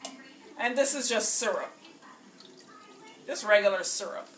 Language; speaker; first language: English; native; English